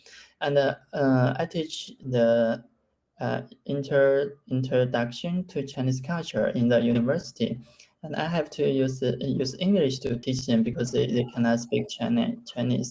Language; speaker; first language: English; non-native, learner; Chinese